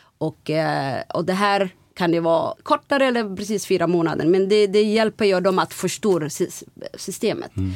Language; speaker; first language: Swedish; non-native, fluent; Somali